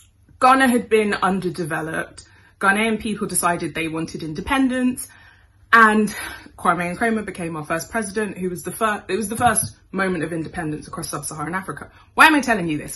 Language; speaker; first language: English; native; English